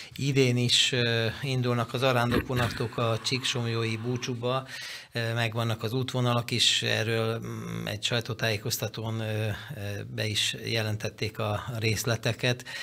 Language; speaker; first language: Hungarian; native; Hungarian